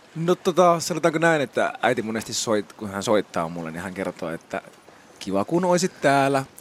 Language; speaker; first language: Finnish; native; Finnish